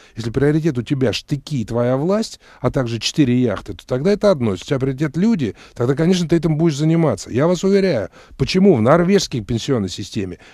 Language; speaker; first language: Russian; native; Russian